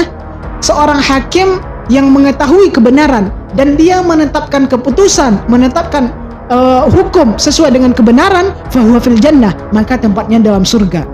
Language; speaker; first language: Indonesian; native; Indonesian